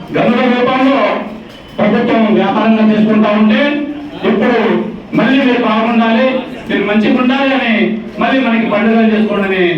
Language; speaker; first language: Telugu; non-native, local second language; Lambadi